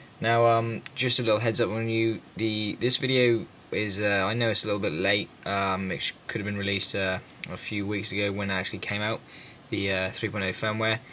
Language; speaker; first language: English; native; English